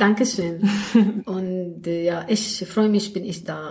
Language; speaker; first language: German; non-native, learner; Arabic